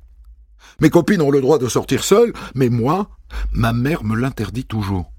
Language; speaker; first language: French; native; French